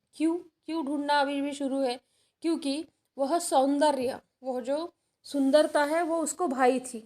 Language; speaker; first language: Hindi; non-native, local second language; Marathi